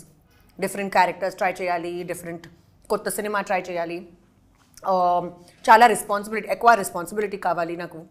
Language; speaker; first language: Telugu; non-native, learner; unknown